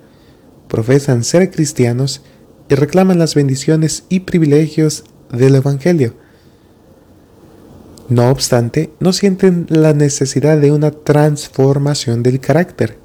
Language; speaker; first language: Spanish; native; Spanish